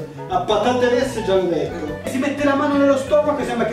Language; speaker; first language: Italian; native; Italian